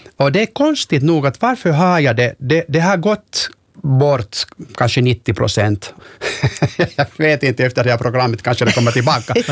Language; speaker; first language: Swedish; non-native, local second language; Finnish